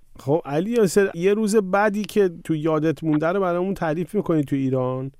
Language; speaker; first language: Persian; native; Persian